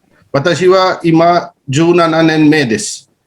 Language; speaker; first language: Japanese; non-native, fluent; Hindi